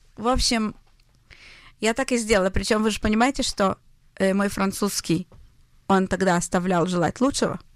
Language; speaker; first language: Russian; early bilingual, heritage; Russian